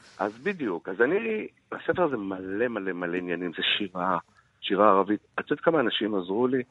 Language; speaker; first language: Hebrew; early bilingual, other home language; Arabic